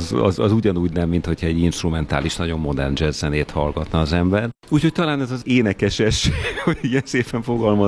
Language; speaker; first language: Hungarian; native; Hungarian